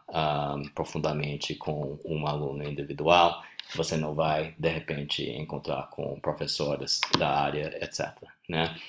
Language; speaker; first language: Portuguese; non-native, fluent; English